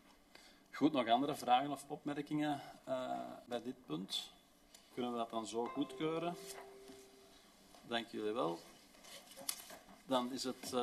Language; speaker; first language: Dutch; native; Dutch